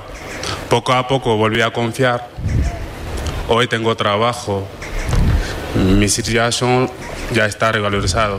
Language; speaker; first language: Spanish; non-native, fluent; Wolof